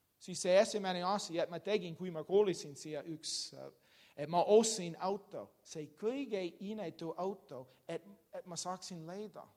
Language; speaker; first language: Estonian; non-native, learner; English